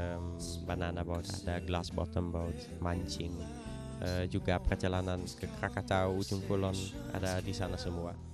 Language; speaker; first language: Indonesian; non-native, fluent; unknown